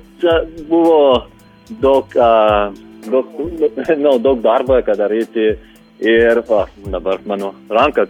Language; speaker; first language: Lithuanian; non-native, learner; French